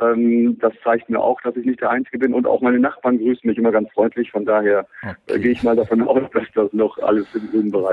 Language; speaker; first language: German; native; German